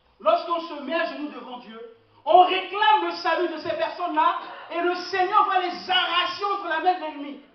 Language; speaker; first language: French; non-native, local second language; Lingala